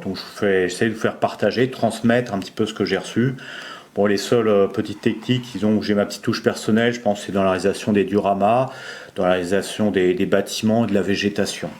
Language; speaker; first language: French; native; French